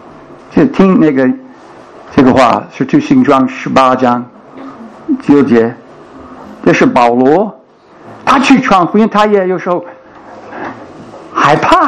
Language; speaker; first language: Chinese; non-native, fluent; English